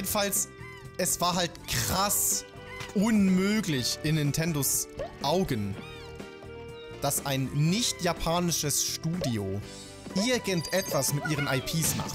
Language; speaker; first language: German; native; German